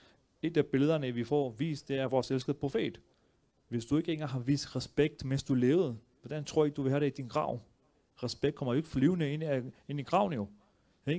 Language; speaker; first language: Danish; early bilingual, other home language; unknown